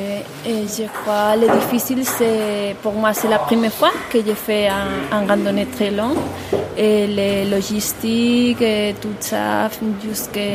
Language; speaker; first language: French; non-native, learner; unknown